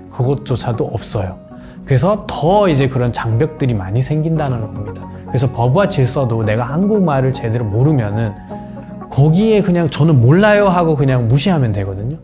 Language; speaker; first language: Korean; non-native, fluent; Nepali